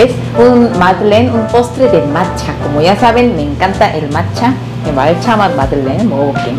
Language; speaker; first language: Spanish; non-native, fluent; Korean